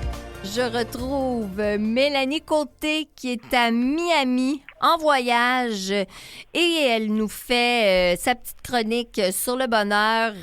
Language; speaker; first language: French; native; French